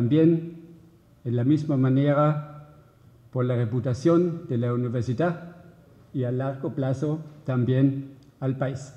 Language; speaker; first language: Spanish; non-native, fluent; German